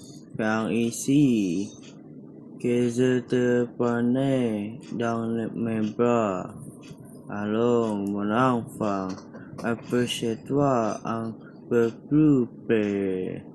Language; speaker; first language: French; non-native, learner; Indonesian